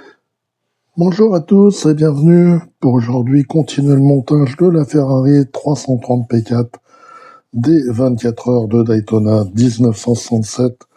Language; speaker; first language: French; native; French